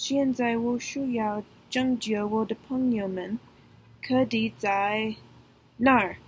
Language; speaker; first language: Chinese; non-native, learner; English